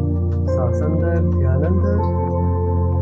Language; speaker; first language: Hindi; native; Hindi